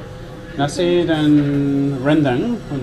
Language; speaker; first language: Indonesian; non-native, learner; English